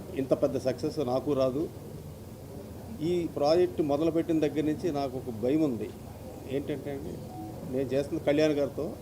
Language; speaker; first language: Telugu; native; Telugu